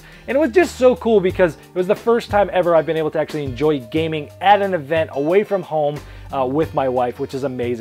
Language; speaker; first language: English; native; English